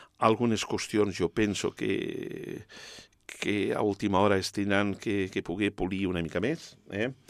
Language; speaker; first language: Catalan; non-native, local second language; Spanish